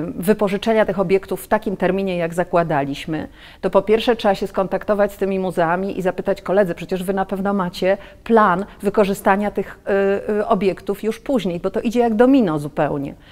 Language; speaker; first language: Polish; native; Polish